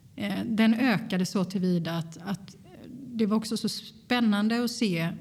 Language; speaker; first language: Swedish; native; Swedish